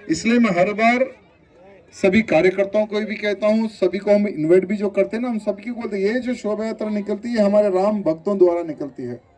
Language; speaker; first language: Hindi; non-native, local second language; Telugu